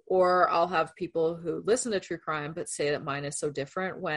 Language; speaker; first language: English; non-native, fluent; Spanish